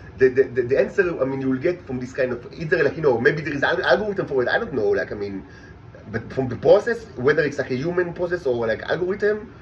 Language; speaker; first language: English; non-native, fluent; Hebrew